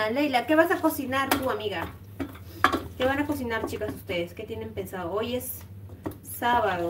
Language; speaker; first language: Spanish; native; Spanish